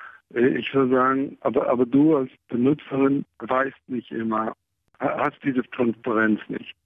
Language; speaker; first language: German; non-native, fluent; Hebrew